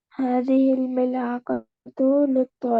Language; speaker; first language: Arabic; non-native, learner; Urdu